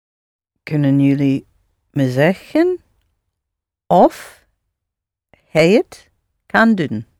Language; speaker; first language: Dutch; non-native, learner; English